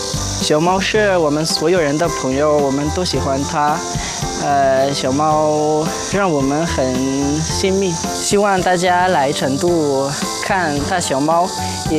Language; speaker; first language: Chinese; non-native, learner; Malagasy